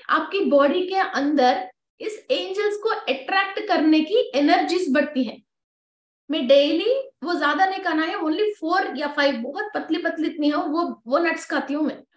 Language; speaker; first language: Hindi; non-native, local second language; Telugu